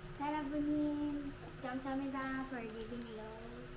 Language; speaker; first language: Korean; non-native, learner; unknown